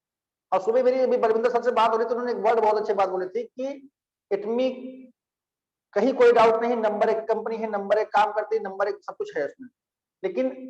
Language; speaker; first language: Hindi; native; Hindi